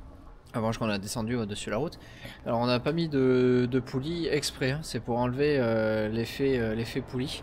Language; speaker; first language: French; native; French